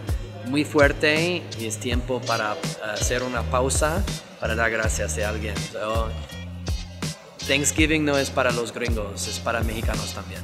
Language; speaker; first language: Spanish; non-native, fluent; English